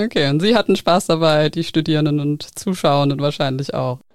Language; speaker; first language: German; native; German